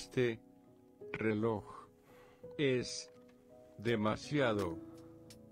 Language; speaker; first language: Spanish; non-native, learner; English